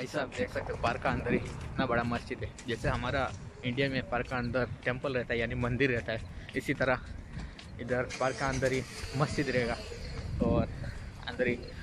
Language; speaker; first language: Hindi; non-native, local second language; Bangla